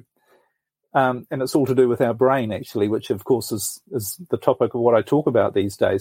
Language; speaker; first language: English; native; English